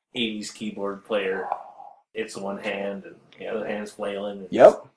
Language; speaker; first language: English; native; English